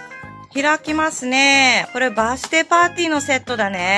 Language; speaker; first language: Japanese; native; Japanese